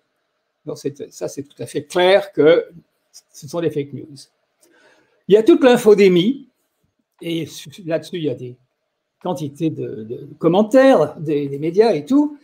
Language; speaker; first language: French; native; French